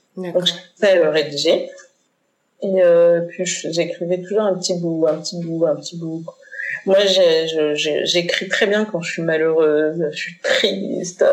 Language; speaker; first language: French; early bilingual, other home language; Haitian Creole